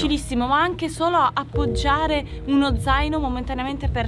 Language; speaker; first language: Italian; native; Italian